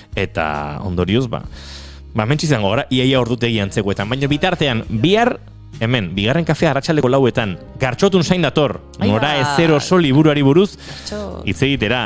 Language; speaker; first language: Basque; native; Basque